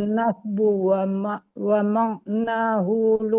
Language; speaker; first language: Arabic; non-native, learner; Indonesian